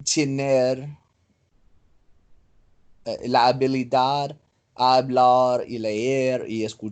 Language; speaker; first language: Spanish; non-native, learner; English